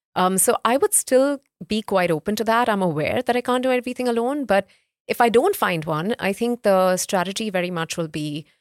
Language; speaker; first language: English; non-native, local second language; Hindi